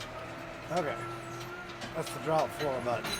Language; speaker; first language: English; native; English